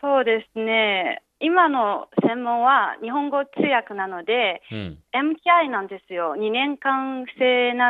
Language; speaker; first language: Japanese; non-native, fluent; Chinese